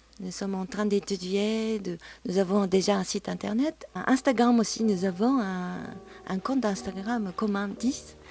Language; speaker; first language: French; non-native, fluent; Japanese